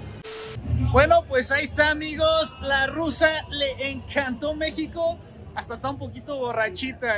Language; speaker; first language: Spanish; native; Spanish